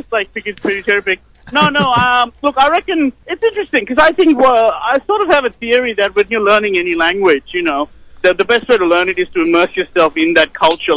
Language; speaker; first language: English; non-native, local second language; Sinhala